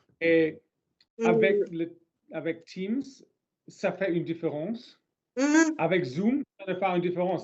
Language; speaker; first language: French; non-native, learner; English